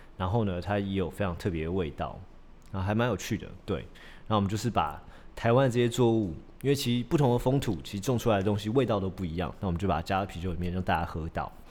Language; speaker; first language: Chinese; early bilingual, heritage; Chinese